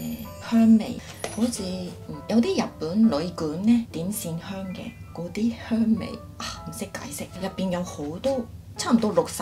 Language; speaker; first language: Cantonese; non-native, fluent; Japanese